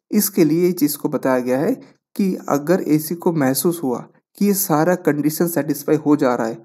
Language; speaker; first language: Hindi; non-native, local second language; Bangla